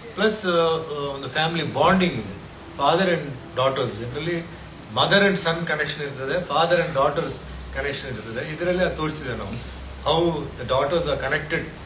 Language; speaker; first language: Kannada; non-native, local second language; Tulu